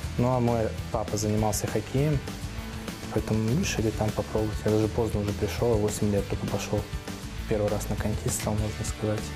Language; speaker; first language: Russian; native; Russian